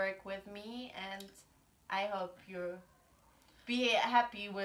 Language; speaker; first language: English; non-native, learner; German